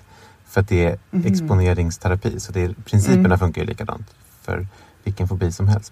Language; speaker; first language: Swedish; native; Swedish